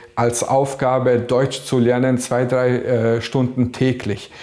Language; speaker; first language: German; early bilingual, other home language; Bosnian